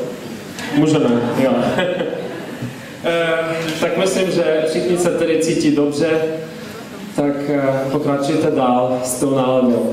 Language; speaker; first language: Czech; non-native, learner; Ukrainian